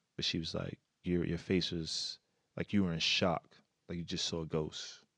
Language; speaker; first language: English; native; English